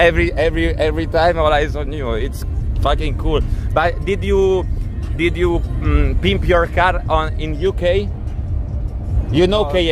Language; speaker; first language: English; non-native, learner; Italian